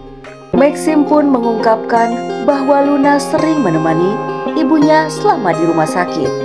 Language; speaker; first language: Indonesian; native; Indonesian